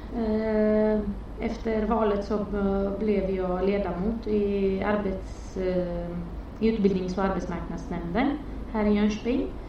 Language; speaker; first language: Swedish; non-native, fluent; Romanian